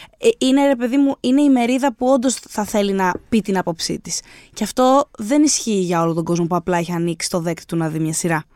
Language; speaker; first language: Greek; native; Greek